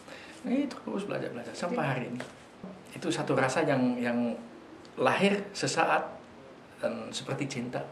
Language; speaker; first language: Indonesian; non-native, fluent; Dutch